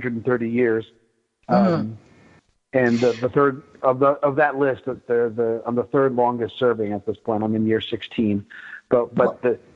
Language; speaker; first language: English; native; English